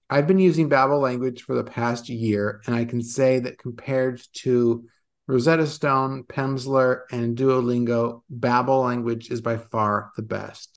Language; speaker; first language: English; native; English